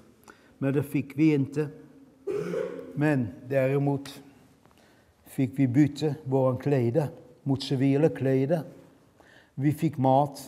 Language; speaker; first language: Swedish; non-native, fluent; Dutch